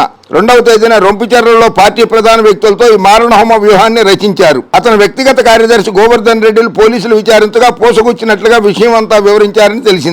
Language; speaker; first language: Telugu; native; Telugu